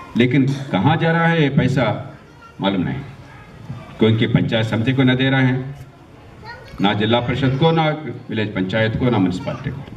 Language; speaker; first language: Hindi; non-native, local second language; Marathi